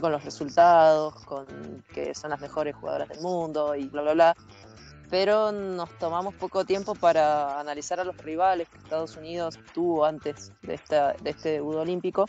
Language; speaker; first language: Spanish; native; Spanish